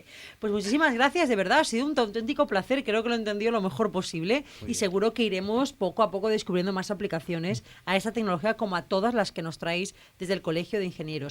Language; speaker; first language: Spanish; native; Spanish